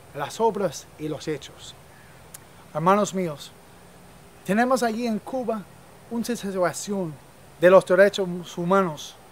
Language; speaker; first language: Spanish; non-native, fluent; English